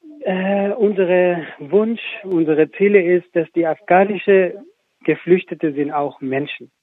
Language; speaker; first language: German; non-native, fluent; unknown